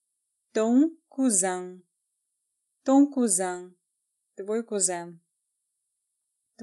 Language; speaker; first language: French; non-native, fluent; Russian